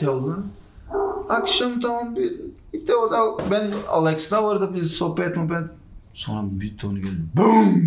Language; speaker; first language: Turkish; non-native, learner; Portuguese